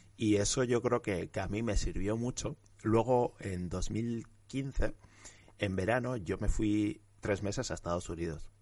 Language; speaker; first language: Spanish; early bilingual, other home language; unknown